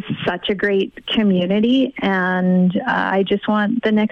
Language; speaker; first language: English; native; English